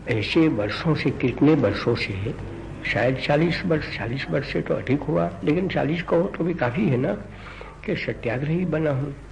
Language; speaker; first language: Hindi; non-native, local second language; Gujarati